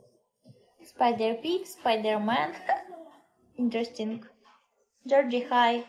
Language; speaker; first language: English; non-native, learner; Russian